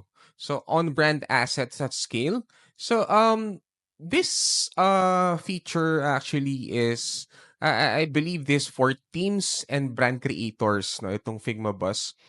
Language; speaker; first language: English; non-native, local second language; Filipino